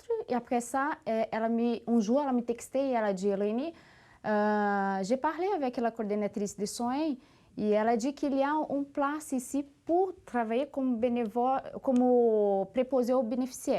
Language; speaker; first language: French; non-native, fluent; Portuguese